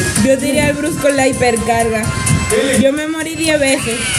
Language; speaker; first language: Spanish; native; Spanish